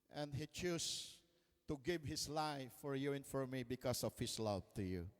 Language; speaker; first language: English; non-native, local second language; Filipino